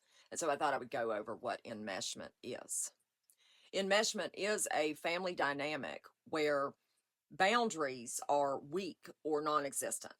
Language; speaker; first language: English; native; English